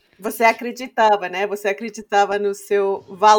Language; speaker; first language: Portuguese; non-native, fluent; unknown